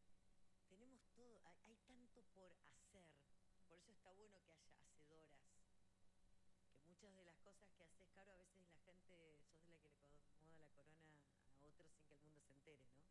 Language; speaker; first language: Spanish; native; Spanish